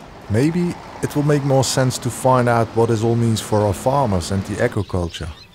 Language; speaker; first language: English; non-native, fluent; Dutch